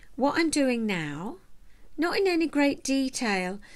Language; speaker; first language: English; native; English